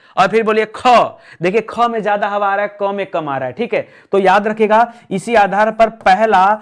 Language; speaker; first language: Hindi; native; Hindi